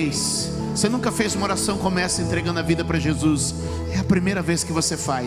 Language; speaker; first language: Portuguese; native; Portuguese